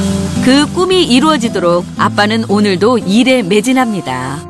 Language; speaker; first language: Korean; native; Korean